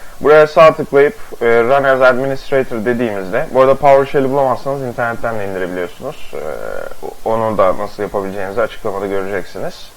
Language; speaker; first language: Turkish; native; Turkish